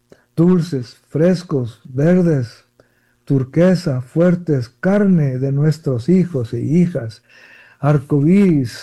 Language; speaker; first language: Spanish; early bilingual, heritage; Spanish